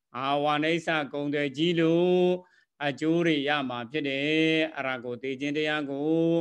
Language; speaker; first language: Burmese; native; Burmese